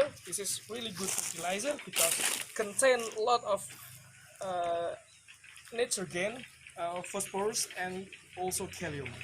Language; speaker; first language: English; non-native, fluent; Indonesian